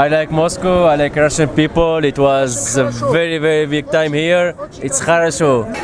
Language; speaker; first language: English; non-native, fluent; Arabic